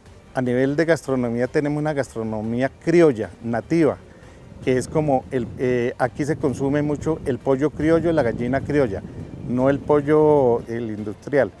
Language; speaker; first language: Spanish; native; Spanish